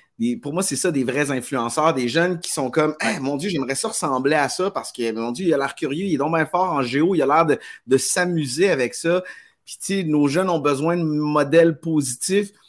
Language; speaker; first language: French; native; French